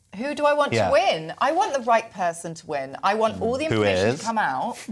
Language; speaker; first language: English; native; English